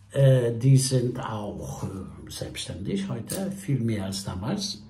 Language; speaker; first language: German; non-native, fluent; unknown